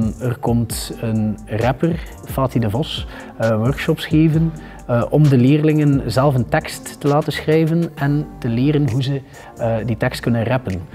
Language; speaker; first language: Dutch; native; Dutch